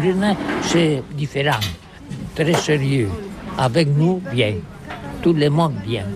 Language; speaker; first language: French; non-native, learner; Catalan